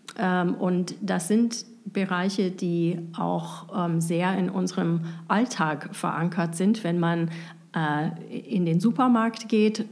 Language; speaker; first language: German; non-native, fluent; English